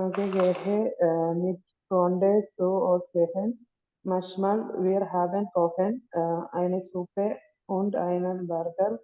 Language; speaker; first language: German; non-native, learner; Malayalam